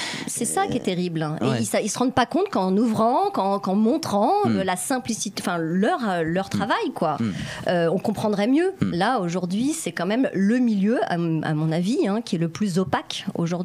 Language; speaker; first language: French; native; French